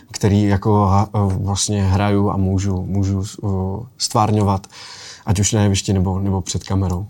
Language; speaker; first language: Czech; native; Czech